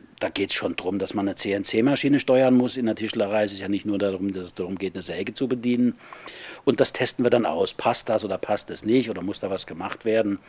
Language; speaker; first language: German; native; German